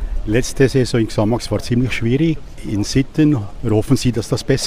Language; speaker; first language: German; native; German